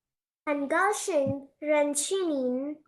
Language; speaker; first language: Chinese; non-native, learner; Urdu